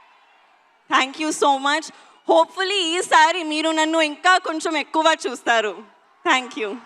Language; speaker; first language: Telugu; non-native, learner; Hindi